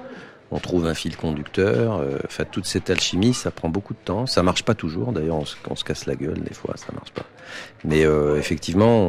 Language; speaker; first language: French; native; French